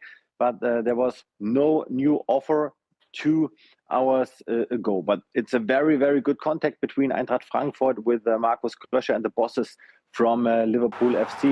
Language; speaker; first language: English; non-native, fluent; German